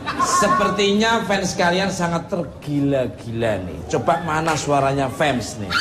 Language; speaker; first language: Indonesian; native; Indonesian